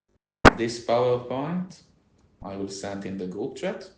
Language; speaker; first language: English; non-native, learner; Hebrew